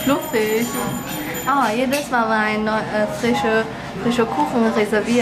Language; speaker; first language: German; non-native, fluent; Chinese